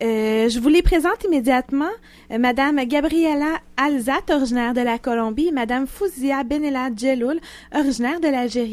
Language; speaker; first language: French; native; French